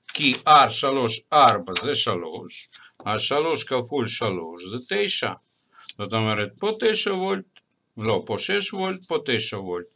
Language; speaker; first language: Hebrew; non-native, fluent; Russian